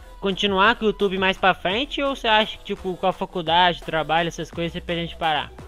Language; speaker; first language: Portuguese; native; Portuguese